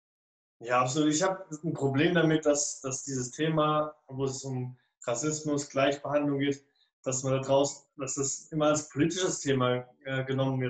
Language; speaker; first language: German; native; German